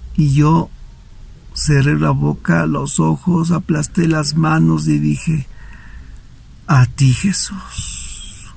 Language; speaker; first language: Spanish; native; Spanish